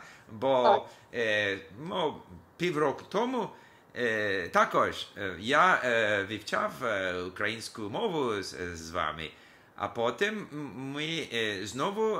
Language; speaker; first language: Ukrainian; non-native, learner; English